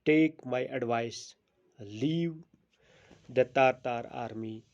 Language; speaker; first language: English; non-native, local second language; Urdu